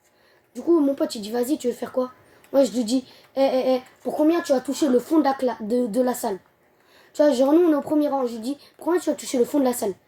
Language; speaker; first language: French; native; French